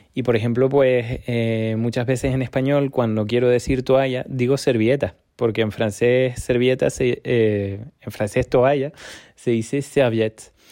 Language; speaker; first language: Spanish; non-native, fluent; French